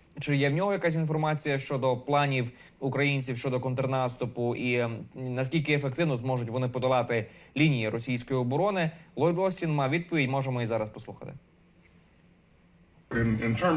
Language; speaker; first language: Ukrainian; native; Ukrainian